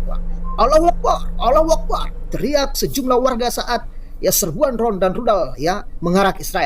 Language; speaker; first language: Indonesian; native; Indonesian